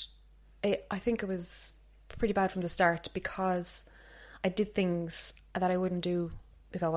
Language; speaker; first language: English; native; English